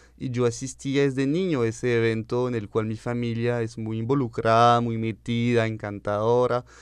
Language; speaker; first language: Spanish; early bilingual, heritage; French